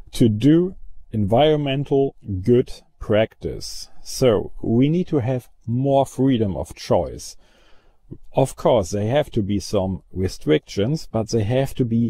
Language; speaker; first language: English; non-native, fluent; German